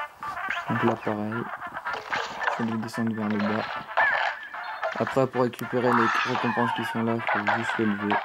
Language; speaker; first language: French; native; French